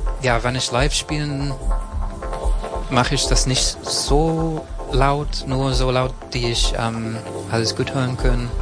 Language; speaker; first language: German; non-native, learner; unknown